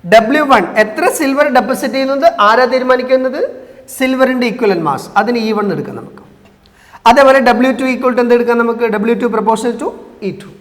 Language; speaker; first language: Malayalam; native; Malayalam